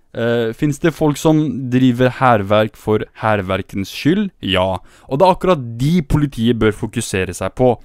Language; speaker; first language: Norwegian; early bilingual, other home language; Kurdish